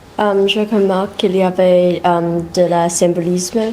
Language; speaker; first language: French; non-native, local second language; Chinese